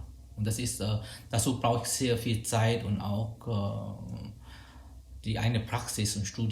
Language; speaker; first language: German; non-native, fluent; Vietnamese